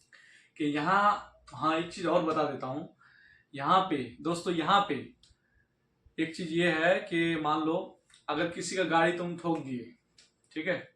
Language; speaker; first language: Hindi; native; Hindi